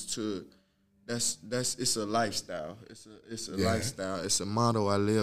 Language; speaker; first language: English; native; English